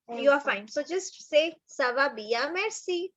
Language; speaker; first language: French; non-native, fluent; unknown